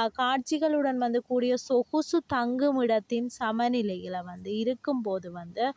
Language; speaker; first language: Tamil; native; Tamil